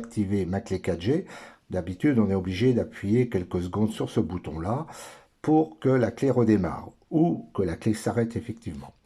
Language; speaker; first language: French; native; French